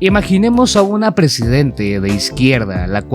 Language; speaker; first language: Spanish; native; Spanish